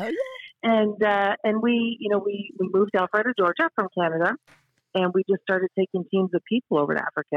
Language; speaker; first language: English; native; English